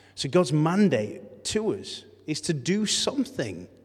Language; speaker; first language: English; native; English